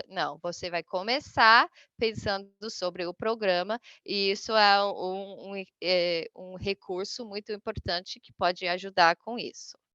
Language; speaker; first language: Portuguese; non-native, fluent; English